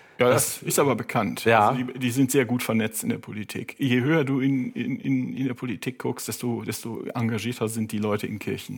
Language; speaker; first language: German; native; German